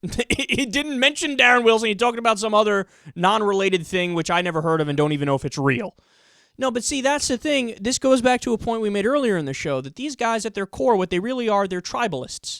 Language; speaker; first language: English; native; English